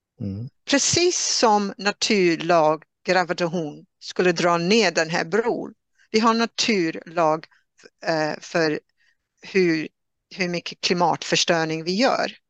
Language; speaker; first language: Swedish; non-native, fluent; English